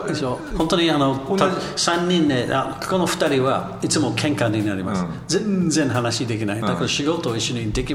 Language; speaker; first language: Japanese; non-native, learner; English